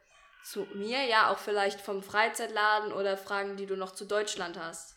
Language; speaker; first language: German; native; German